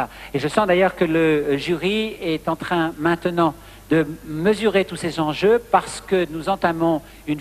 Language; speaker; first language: French; native; French